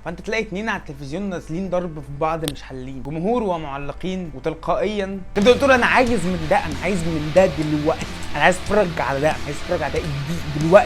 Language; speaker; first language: Arabic; native; Arabic